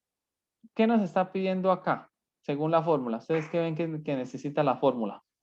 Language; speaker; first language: Spanish; native; Spanish